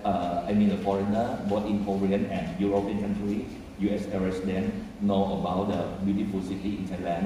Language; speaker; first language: English; non-native, fluent; Thai